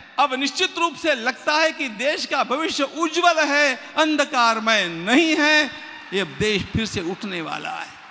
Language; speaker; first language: Hindi; non-native, local second language; Marathi